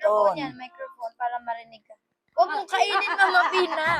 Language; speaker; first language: Filipino; native; Filipino